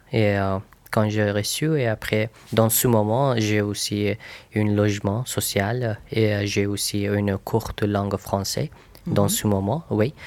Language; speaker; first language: French; non-native, learner; Persian